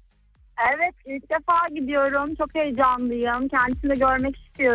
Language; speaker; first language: Turkish; early bilingual, other home language; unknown